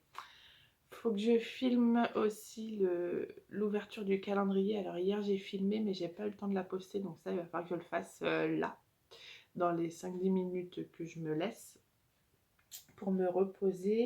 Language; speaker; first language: French; native; French